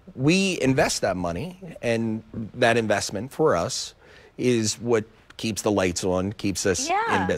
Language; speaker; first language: English; native; English